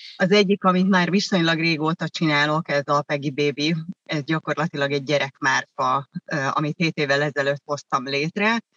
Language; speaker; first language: Hungarian; early bilingual, other home language; German